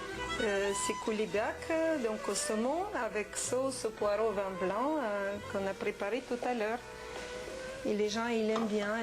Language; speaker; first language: French; non-native, fluent; Ukrainian